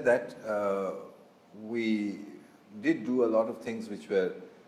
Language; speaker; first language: English; non-native, local second language; Bangla